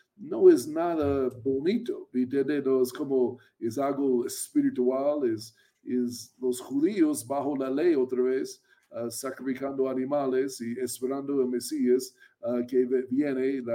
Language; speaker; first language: Spanish; non-native, fluent; English